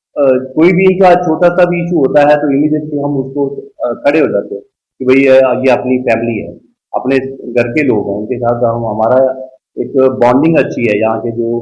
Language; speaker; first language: Hindi; native; Hindi